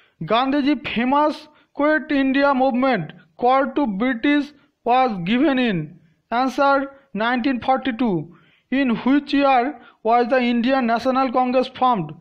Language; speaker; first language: English; non-native, local second language; Bangla